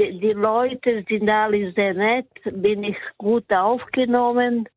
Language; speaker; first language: German; non-native, learner; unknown